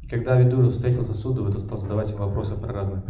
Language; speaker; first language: Russian; native; Russian